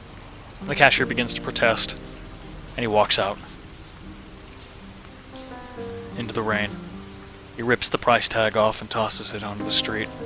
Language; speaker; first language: English; native; English